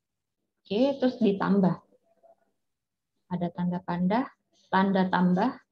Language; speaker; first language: Indonesian; native; Indonesian